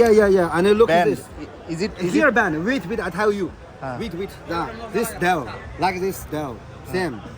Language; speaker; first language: English; non-native, learner; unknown